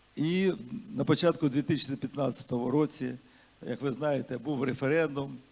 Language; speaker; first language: Ukrainian; non-native, local second language; Russian